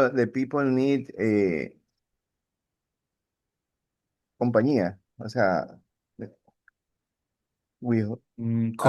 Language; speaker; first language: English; non-native, learner; Spanish